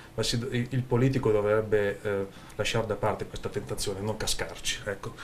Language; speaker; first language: Italian; native; Italian